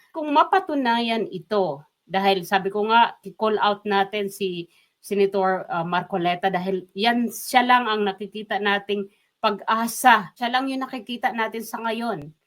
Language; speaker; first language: Filipino; non-native, local second language; Waray